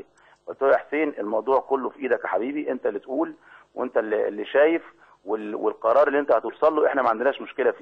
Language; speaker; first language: Arabic; native; Arabic